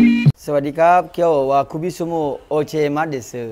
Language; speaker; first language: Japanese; non-native, learner; Thai